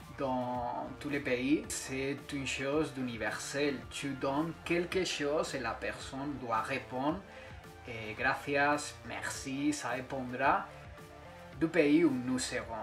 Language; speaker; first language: French; non-native, fluent; Spanish